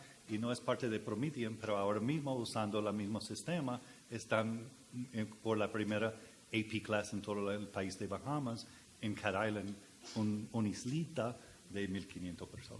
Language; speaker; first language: Spanish; non-native, learner; English